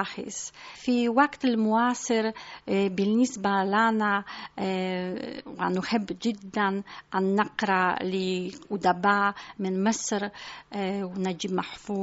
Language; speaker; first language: Arabic; non-native, fluent; Polish